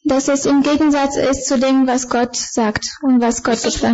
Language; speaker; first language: German; non-native, fluent; Bulgarian